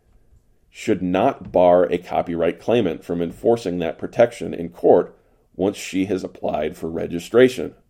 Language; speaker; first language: English; native; English